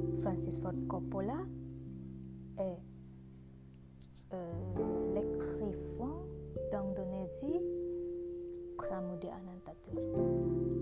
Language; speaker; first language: French; non-native, learner; Indonesian